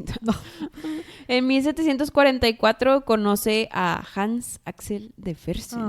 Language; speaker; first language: Spanish; native; Spanish